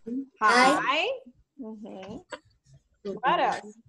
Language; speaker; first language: English; non-native, learner; Spanish